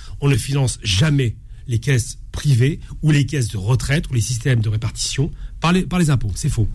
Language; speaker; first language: French; native; French